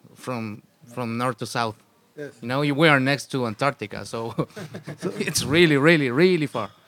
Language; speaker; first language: English; non-native, fluent; Spanish